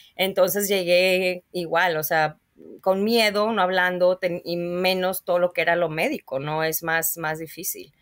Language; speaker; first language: Spanish; native; Spanish